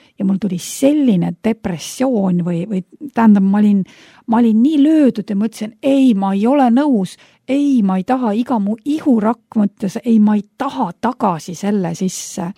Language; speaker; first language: Estonian; native; Estonian